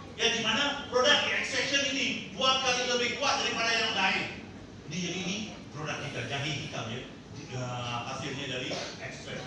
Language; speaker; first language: Indonesian; non-native, fluent; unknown